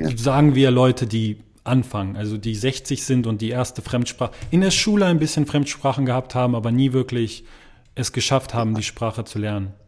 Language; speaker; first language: German; native; German